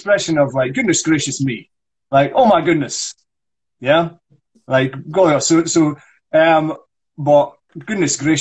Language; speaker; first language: English; non-native, local second language; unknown